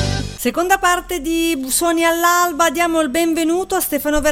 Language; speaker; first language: Italian; native; Italian